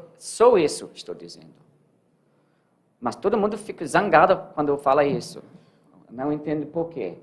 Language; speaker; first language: Portuguese; non-native, learner; English